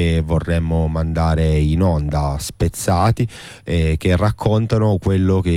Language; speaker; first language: Italian; native; Italian